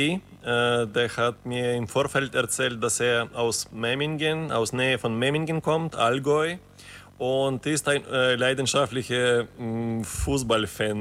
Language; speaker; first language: German; non-native, fluent; Ukrainian